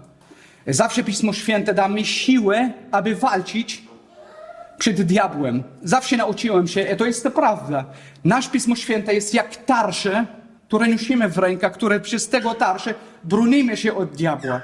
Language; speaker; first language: Polish; non-native, learner; Arabic